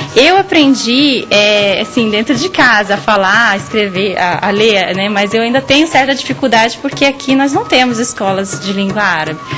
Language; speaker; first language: Portuguese; native; Portuguese